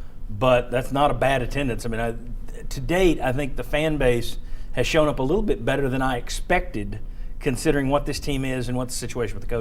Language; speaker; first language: English; native; English